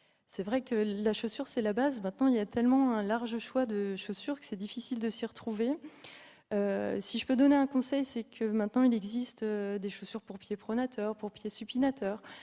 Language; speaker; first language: French; native; French